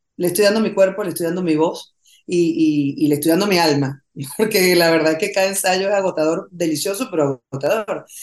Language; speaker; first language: Spanish; native; Spanish